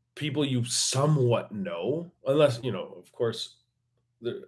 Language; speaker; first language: English; native; English